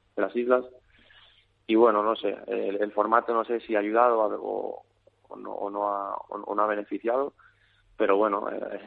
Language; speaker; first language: Spanish; native; Spanish